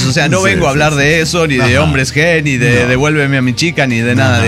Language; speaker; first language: Spanish; native; Spanish